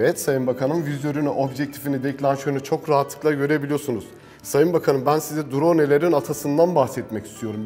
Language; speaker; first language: Turkish; native; Turkish